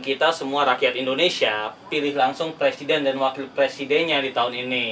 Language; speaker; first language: Indonesian; native; Indonesian